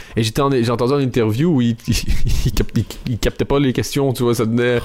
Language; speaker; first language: French; native; French